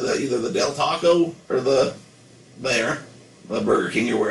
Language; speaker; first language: English; native; English